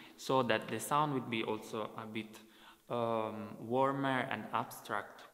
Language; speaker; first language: English; non-native, fluent; Italian